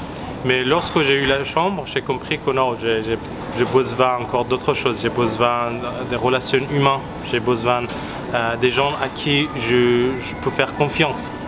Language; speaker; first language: French; non-native, fluent; Persian